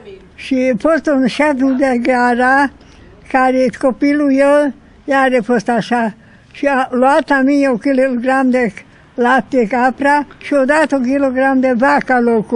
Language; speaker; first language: Romanian; non-native, local second language; Hungarian